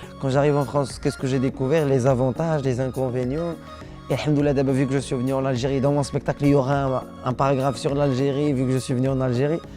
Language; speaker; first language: French; non-native, local second language; Arabic